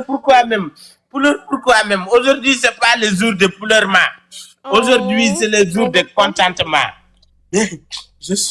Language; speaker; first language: French; non-native, local second language; Wolof